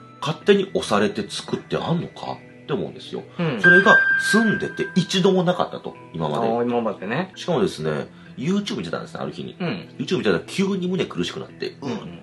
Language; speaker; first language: Japanese; native; Japanese